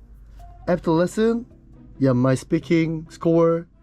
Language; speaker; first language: English; non-native, learner; Korean